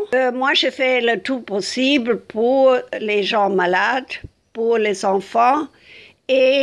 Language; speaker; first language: French; non-native, fluent; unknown